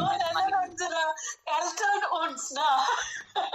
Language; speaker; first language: German; non-native, fluent; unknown